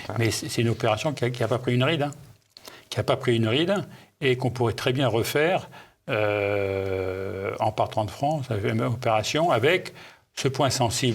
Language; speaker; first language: French; native; French